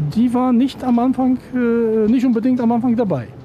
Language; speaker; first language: German; non-native, fluent; Polish